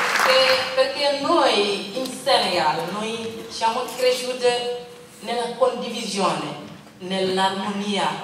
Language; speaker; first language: Italian; non-native, learner; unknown